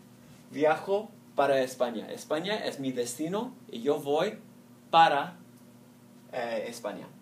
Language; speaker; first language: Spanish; non-native, fluent; English